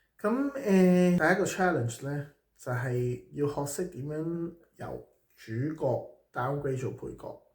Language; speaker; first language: Cantonese; native; Cantonese